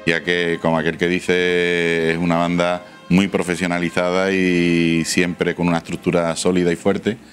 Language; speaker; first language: Spanish; native; Spanish